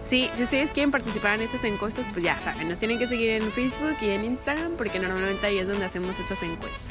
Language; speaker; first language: Spanish; native; Spanish